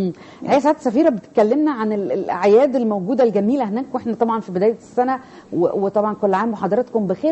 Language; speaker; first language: Arabic; native; Arabic